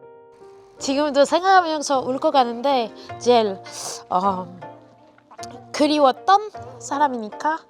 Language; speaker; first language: Korean; non-native, fluent; French